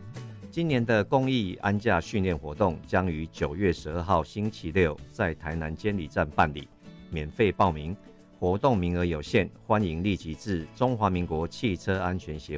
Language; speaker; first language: Chinese; native; Chinese